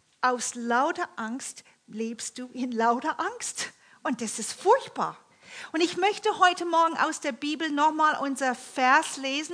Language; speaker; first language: German; non-native, fluent; English